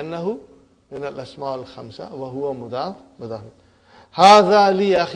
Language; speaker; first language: Arabic; non-native, fluent; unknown